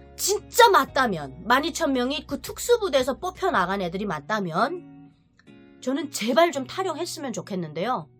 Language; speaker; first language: Korean; native; Korean